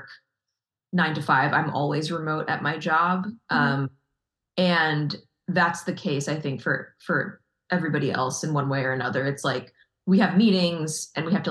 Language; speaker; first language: English; native; English